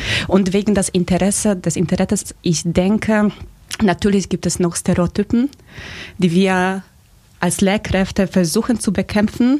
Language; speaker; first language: German; early bilingual, other home language; Polish